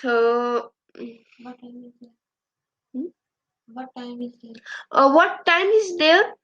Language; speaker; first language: English; non-native, learner; Urdu